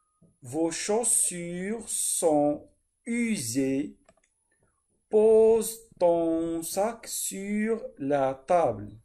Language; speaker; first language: French; non-native, fluent; Arabic